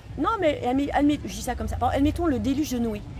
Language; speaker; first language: French; native; French